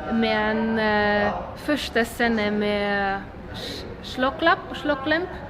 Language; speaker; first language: Norwegian; non-native, learner; Polish